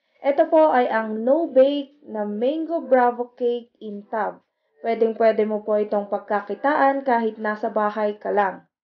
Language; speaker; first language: Filipino; native; Filipino